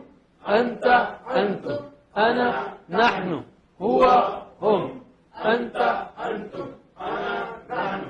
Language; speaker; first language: Arabic; non-native, fluent; Urdu